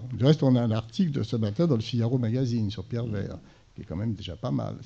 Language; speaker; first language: French; native; French